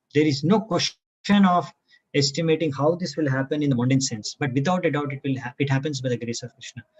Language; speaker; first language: English; non-native, local second language; Telugu